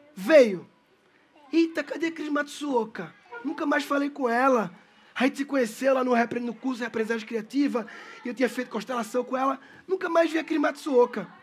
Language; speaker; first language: Portuguese; native; Portuguese